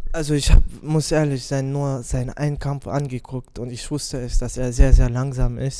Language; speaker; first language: German; non-native, learner; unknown